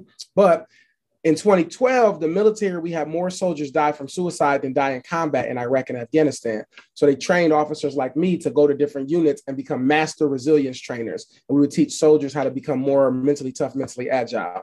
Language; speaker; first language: English; native; English